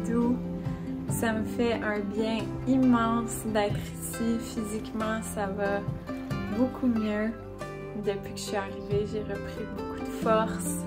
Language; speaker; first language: French; native; French